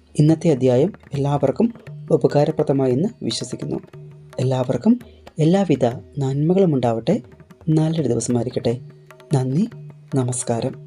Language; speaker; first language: Malayalam; native; Malayalam